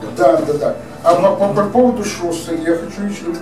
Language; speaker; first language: Russian; native; Russian